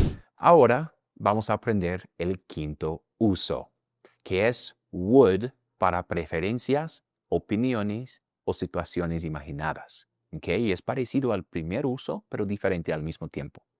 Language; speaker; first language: Spanish; non-native, fluent; English